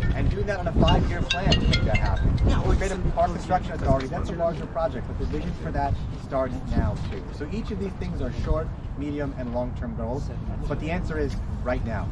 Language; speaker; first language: English; native; English